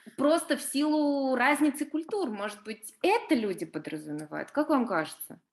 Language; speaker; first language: Russian; native; Russian